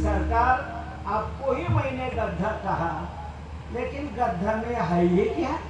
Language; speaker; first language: Hindi; non-native, local second language; Marathi